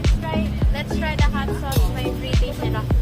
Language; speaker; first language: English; non-native, local second language; Filipino